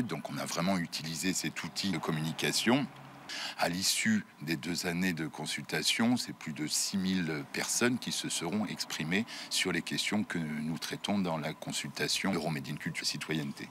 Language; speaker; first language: French; native; French